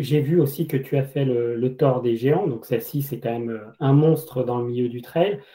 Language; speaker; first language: French; native; French